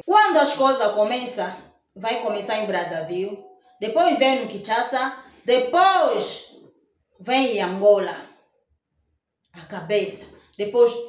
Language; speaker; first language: Portuguese; non-native, fluent; Lingala